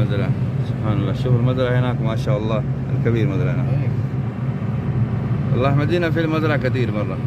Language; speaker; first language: Arabic; non-native, learner; Urdu